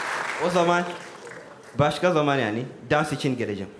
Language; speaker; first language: Turkish; non-native, learner; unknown